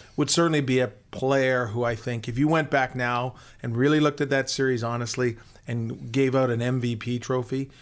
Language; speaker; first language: English; native; English